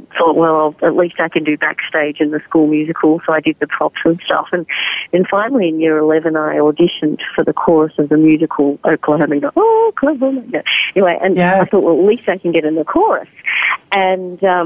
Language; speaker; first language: English; native; English